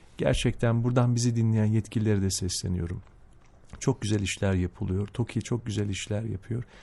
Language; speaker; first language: Turkish; native; Turkish